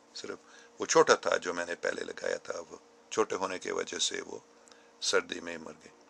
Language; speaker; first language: Urdu; non-native, local second language; English